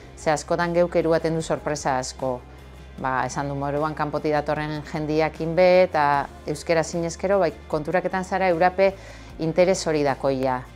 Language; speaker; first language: Basque; native; Basque